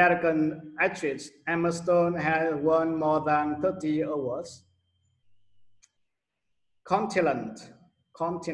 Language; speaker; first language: English; non-native, learner; Vietnamese